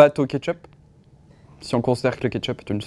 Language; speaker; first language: French; native; French